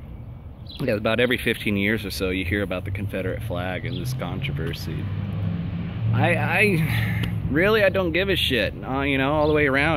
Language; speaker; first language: English; native; English